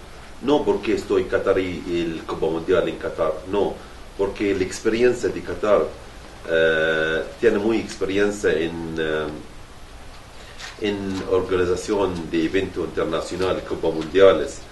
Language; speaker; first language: Spanish; non-native, learner; Arabic